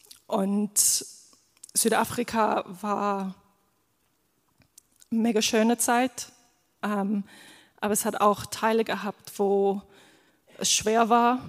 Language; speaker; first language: German; non-native, fluent; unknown